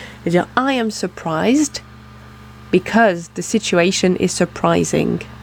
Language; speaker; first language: English; non-native, fluent; French